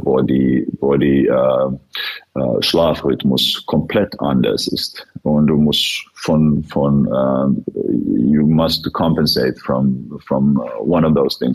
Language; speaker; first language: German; non-native, fluent; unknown